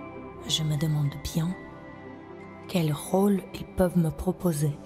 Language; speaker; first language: French; non-native, fluent; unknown